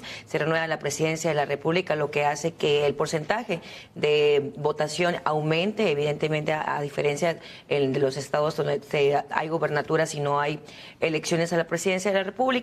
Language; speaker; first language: Spanish; native; Spanish